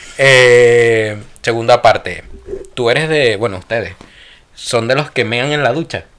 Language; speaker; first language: Spanish; native; Spanish